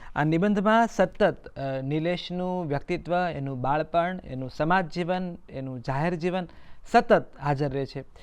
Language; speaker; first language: Gujarati; native; Gujarati